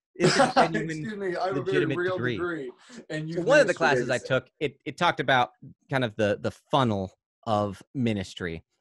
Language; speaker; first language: English; native; English